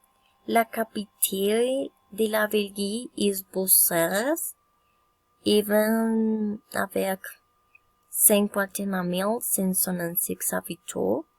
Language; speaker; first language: French; non-native, learner; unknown